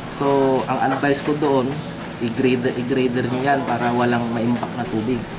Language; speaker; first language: Filipino; non-native, local second language; Iloko